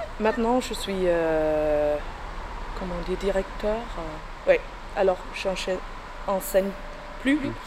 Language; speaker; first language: French; non-native, fluent; Danish